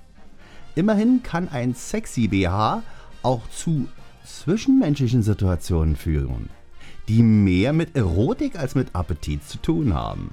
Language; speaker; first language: German; native; German